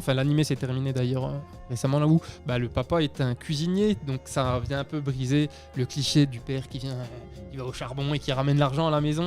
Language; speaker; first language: French; native; French